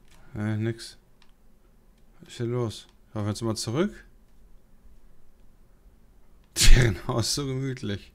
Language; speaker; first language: German; native; German